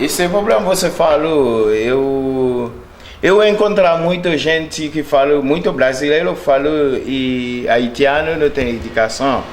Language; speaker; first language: Portuguese; non-native, learner; Haitian Creole